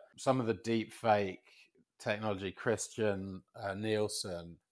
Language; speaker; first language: English; native; English